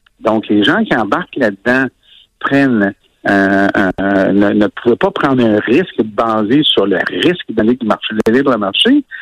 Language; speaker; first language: French; native; French